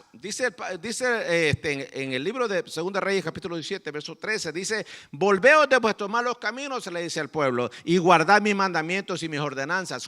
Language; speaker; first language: Spanish; native; Spanish